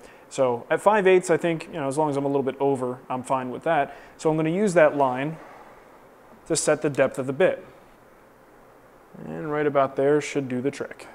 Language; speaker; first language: English; native; English